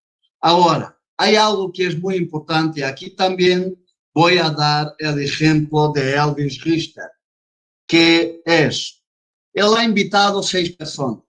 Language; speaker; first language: Spanish; non-native, fluent; Portuguese